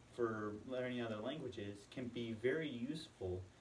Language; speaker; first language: English; native; English